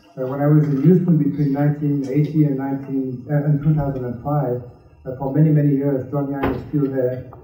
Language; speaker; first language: English; non-native, fluent; French